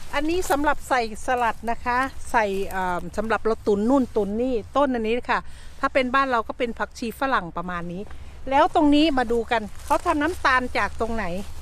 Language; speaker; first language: Thai; native; Thai